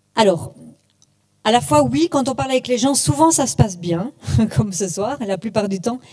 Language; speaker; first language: French; native; French